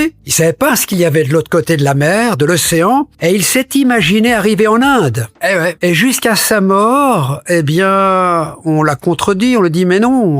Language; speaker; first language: French; native; French